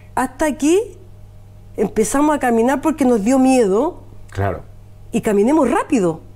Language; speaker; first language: Spanish; native; Spanish